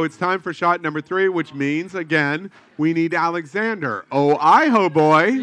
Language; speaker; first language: English; native; English